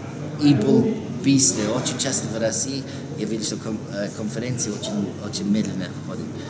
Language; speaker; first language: Russian; non-native, fluent; English